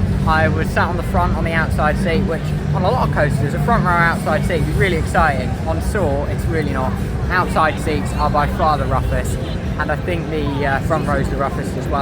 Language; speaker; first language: English; native; English